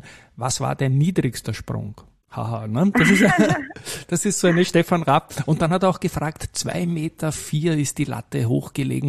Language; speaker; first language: German; native; German